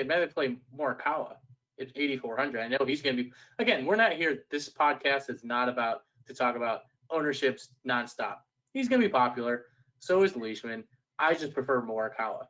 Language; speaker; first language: English; native; English